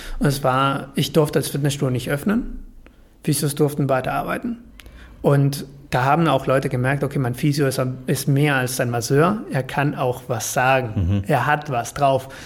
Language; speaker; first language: German; non-native, fluent; Spanish